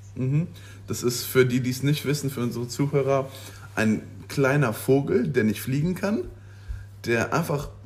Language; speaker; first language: German; non-native, local second language; Luxembourgish